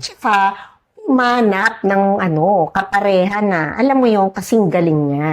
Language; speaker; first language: Filipino; native; Filipino